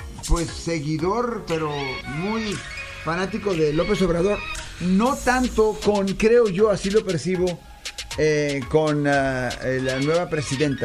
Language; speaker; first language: Spanish; native; Spanish